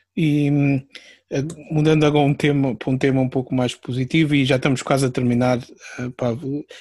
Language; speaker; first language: Portuguese; native; Portuguese